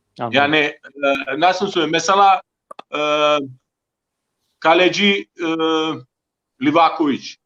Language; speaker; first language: Turkish; non-native, learner; Croatian